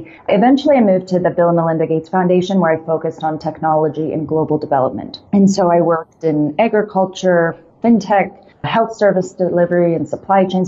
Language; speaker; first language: English; native; English